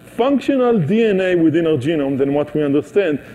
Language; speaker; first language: English; non-native, fluent; Hebrew